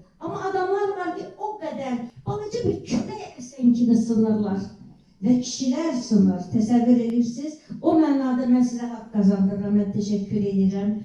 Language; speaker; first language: Azerbaijani; non-native, local second language; Lezghian